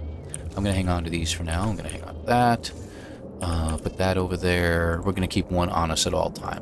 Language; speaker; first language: English; native; English